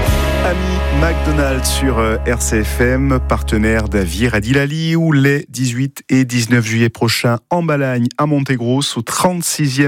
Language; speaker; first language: French; native; French